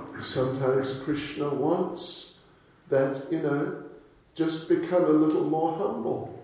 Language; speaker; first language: English; native; English